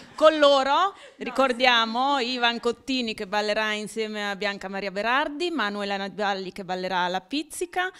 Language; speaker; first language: Italian; native; Italian